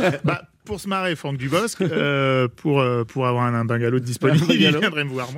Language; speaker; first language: French; native; French